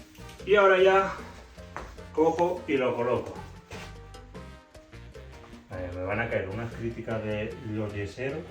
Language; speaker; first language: Spanish; native; Spanish